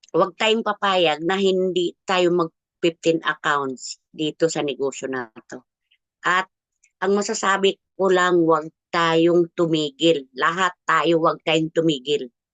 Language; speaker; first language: Filipino; non-native, local second language; Cebuano